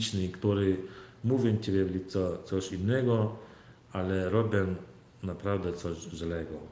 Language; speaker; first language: Polish; non-native, fluent; Turkmen